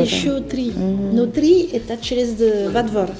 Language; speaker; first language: Russian; non-native, learner; French